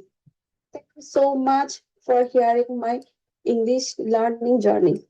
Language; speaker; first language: English; non-native, learner; Bangla